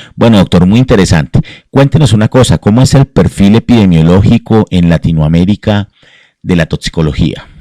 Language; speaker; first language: Spanish; native; Spanish